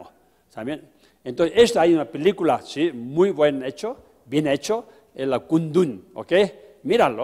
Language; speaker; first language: Spanish; non-native, fluent; Tibetan